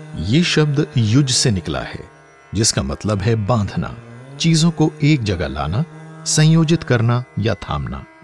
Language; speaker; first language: Hindi; native; Hindi